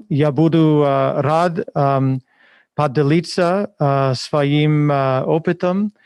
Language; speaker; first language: Russian; non-native, learner; English